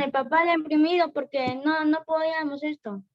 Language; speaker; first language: Spanish; native; Spanish